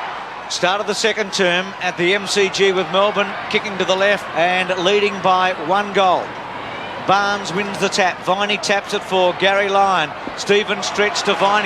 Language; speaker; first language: English; native; English